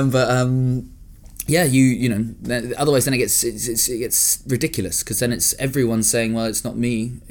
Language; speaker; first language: English; native; English